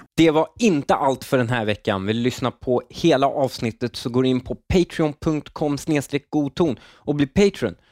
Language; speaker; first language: Swedish; native; Swedish